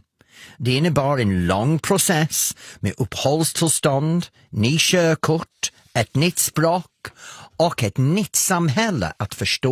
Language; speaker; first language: Swedish; non-native, fluent; English